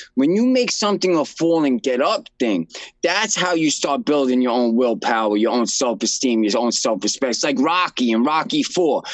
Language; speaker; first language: English; native; English